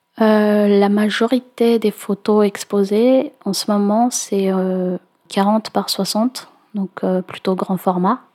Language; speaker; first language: French; non-native, local second language; Malagasy